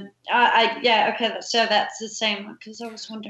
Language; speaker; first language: English; non-native, fluent; Danish